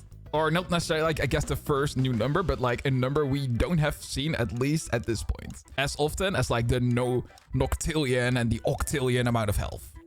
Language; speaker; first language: English; non-native, fluent; Dutch